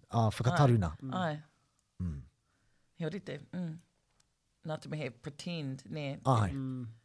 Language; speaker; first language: Māori; non-native, local second language; English